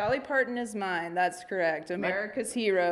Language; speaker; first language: English; native; English